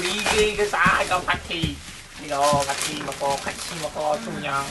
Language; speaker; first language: Korean; non-native, learner; Vietnamese